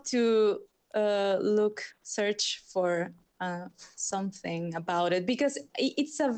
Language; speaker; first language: English; non-native, fluent; Spanish